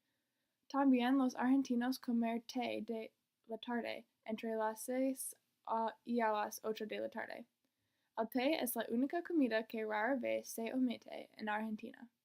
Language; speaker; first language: Spanish; non-native, learner; English